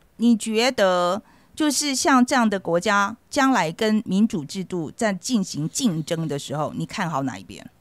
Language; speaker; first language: Chinese; native; Chinese